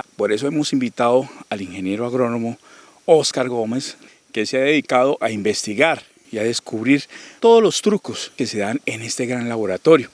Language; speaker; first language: Spanish; native; Spanish